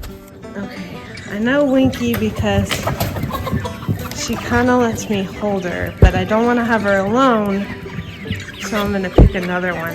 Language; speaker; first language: English; native; English